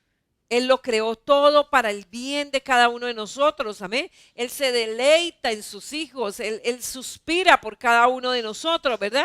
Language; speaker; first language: Spanish; native; Spanish